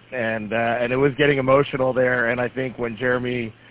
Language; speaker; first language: English; native; English